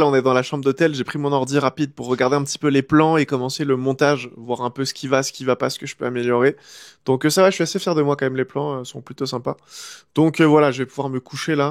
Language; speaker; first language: French; native; French